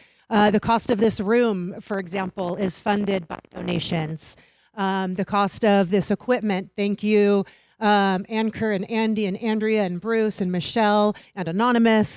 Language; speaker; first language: English; native; English